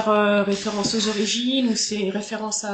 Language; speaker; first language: French; native; French